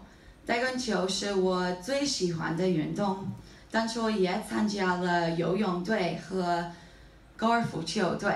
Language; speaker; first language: Chinese; non-native, learner; English